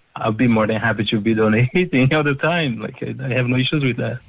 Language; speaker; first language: English; non-native, fluent; Portuguese